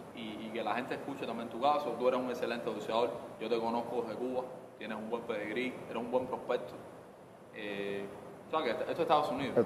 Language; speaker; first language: Spanish; native; Spanish